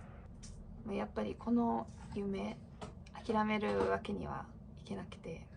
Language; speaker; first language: Japanese; non-native, fluent; English